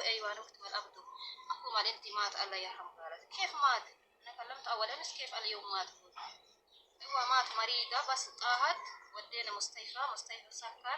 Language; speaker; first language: Arabic; non-native, learner; Oromo